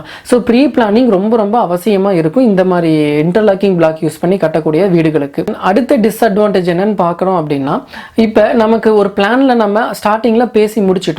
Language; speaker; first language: Tamil; native; Tamil